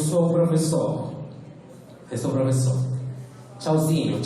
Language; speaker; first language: Portuguese; non-native, fluent; Spanish